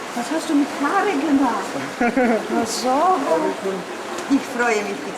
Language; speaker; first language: German; non-native, learner; Polish